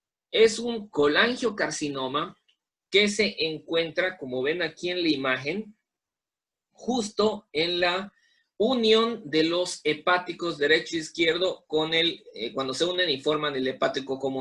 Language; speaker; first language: Spanish; native; Spanish